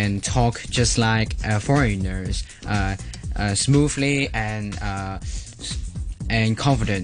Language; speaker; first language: English; non-native, learner; Cantonese